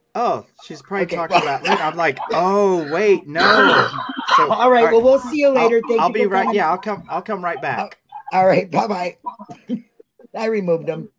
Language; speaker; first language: English; native; English